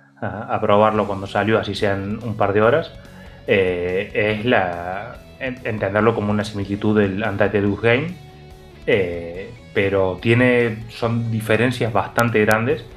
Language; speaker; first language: Spanish; native; Spanish